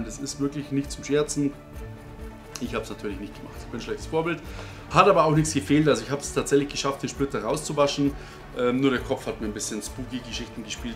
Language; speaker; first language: German; native; German